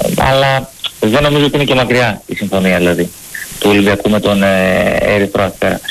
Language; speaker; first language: Greek; native; Greek